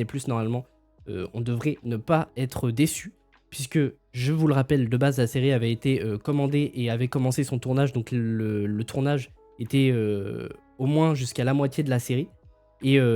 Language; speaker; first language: French; native; French